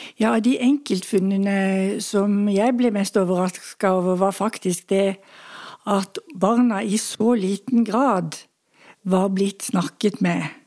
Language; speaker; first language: Norwegian; native; Norwegian